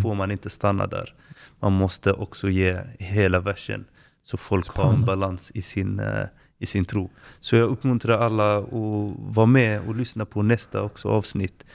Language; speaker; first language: Swedish; non-native, fluent; Arabic